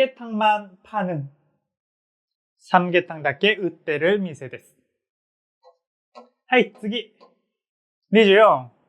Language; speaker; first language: Japanese; non-native, fluent; Korean